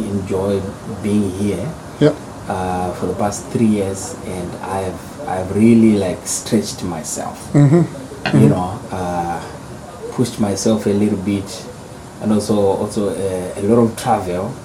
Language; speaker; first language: English; non-native, local second language; Shona